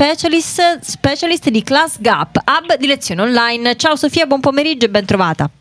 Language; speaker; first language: Italian; native; Italian